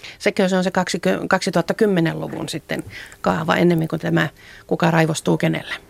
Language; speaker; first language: Finnish; native; Finnish